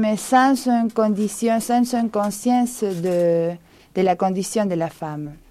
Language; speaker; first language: French; non-native, fluent; Spanish